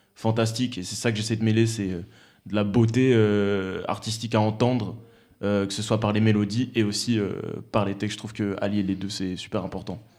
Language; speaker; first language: French; native; French